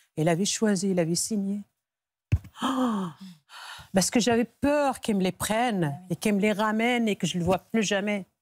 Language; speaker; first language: French; non-native, local second language; Arabic